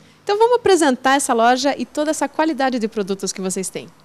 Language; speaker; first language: Portuguese; native; Portuguese